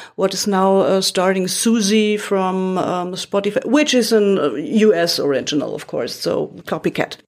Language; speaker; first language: English; non-native, fluent; German